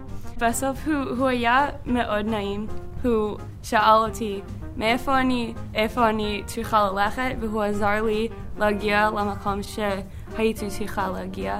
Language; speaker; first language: Hebrew; non-native, learner; English